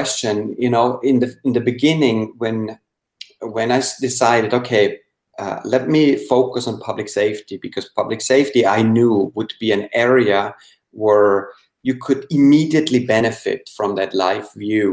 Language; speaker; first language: English; non-native, fluent; Swiss German